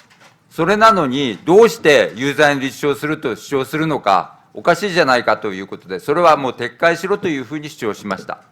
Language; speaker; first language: Japanese; native; Japanese